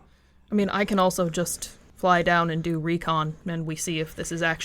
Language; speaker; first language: English; native; English